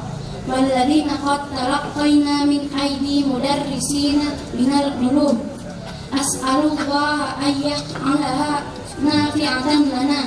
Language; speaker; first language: Arabic; non-native, learner; Indonesian